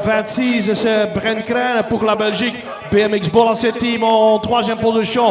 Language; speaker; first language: French; non-native, local second language; Dutch